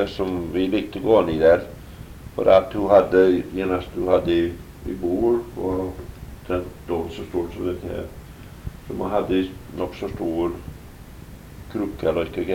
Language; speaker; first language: Norwegian; early bilingual, heritage; Norwegian